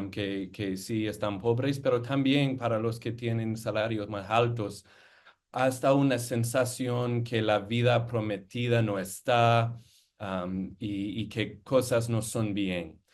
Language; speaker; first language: Spanish; non-native, fluent; English